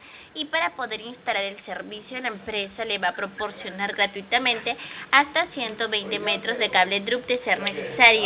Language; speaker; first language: Spanish; native; Spanish